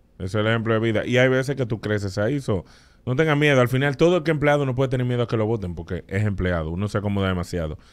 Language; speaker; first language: Spanish; native; Spanish